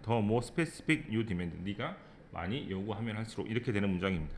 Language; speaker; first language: Korean; native; Korean